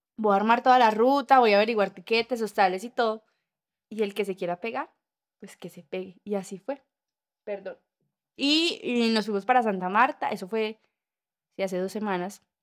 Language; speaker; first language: Spanish; native; Spanish